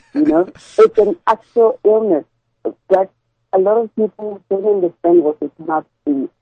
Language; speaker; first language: English; non-native, local second language; Tswana